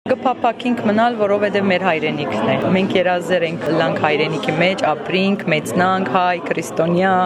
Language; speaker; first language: Armenian; early bilingual, heritage; Armenian